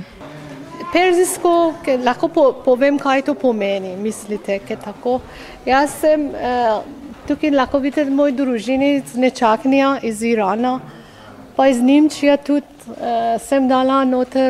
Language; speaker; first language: Slovenian; non-native, learner; Persian